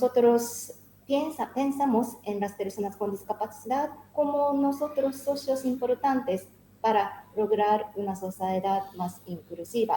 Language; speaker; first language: Spanish; non-native, learner; Japanese